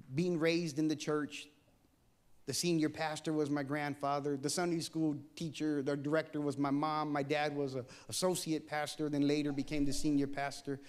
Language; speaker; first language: English; native; English